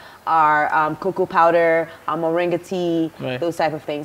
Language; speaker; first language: English; non-native, local second language; Akan